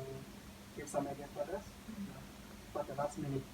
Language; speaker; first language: English; non-native, learner; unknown